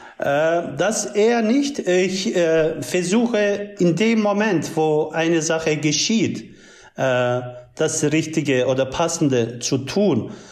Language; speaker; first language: German; early bilingual, other home language; Turkish